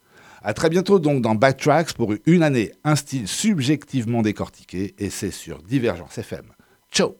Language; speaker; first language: French; native; French